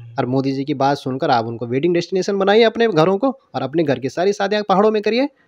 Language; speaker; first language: Hindi; non-native, local second language; Garhwali